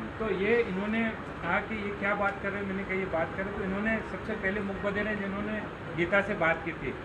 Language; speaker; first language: Hindi; native; Hindi